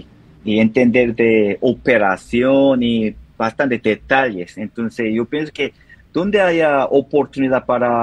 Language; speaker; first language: Spanish; non-native, learner; Korean